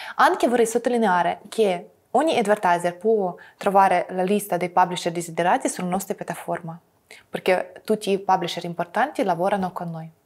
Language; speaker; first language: Italian; non-native, fluent; Russian